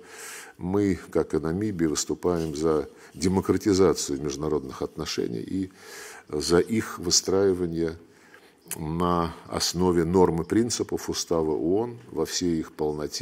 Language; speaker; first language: Russian; native; Russian